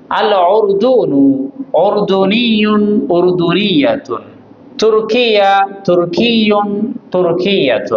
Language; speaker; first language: Arabic; non-native, fluent; Bangla